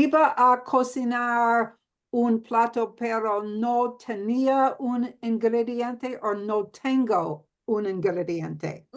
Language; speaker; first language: Spanish; non-native, learner; English